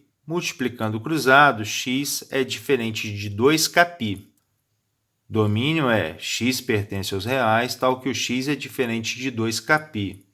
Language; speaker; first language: Portuguese; native; Portuguese